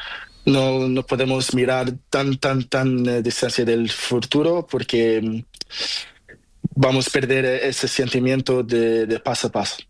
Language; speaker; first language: Spanish; non-native, learner; Portuguese